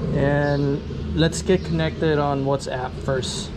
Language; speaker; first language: English; early bilingual, other home language; Vietnamese